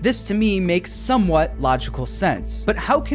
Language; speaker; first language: English; native; English